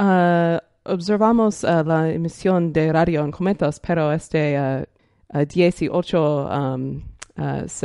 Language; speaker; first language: Spanish; non-native, learner; English